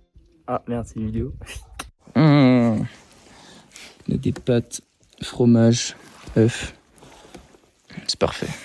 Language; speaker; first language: French; native; French